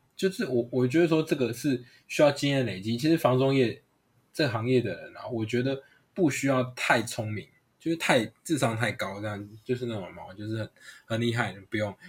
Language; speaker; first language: Chinese; non-native, local second language; Hakka Chinese